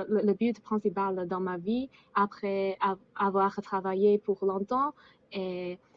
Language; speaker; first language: French; non-native, learner; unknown